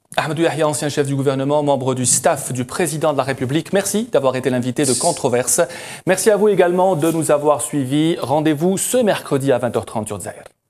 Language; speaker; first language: French; non-native, local second language; Arabic